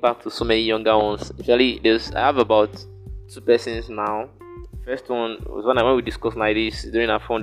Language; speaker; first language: English; non-native, local second language; Yoruba